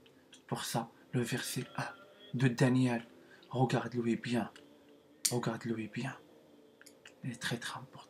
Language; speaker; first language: French; non-native, learner; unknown